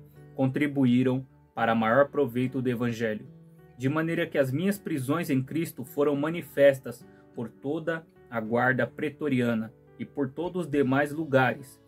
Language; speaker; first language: Portuguese; native; Portuguese